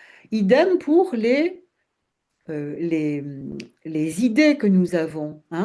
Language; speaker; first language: French; native; French